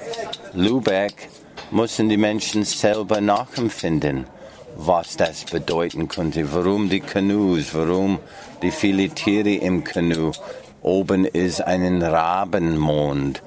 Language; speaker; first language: German; non-native, fluent; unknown